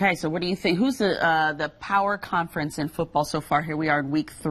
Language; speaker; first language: English; native; English